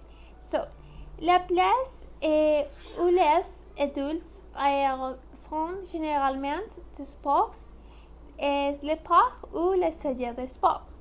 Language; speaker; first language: French; non-native, learner; Spanish